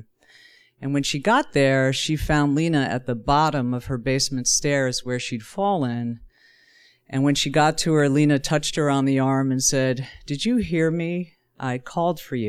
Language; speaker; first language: English; native; English